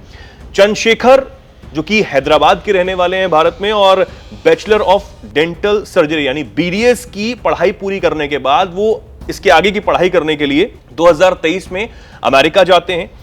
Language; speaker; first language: Hindi; native; Hindi